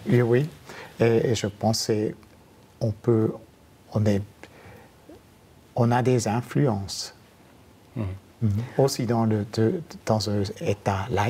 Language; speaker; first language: French; non-native, fluent; German